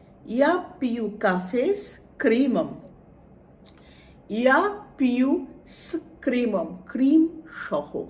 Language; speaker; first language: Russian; non-native, fluent; Bangla